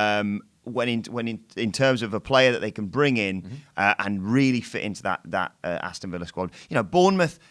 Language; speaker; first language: English; native; English